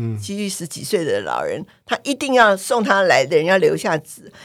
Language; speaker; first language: Chinese; native; Chinese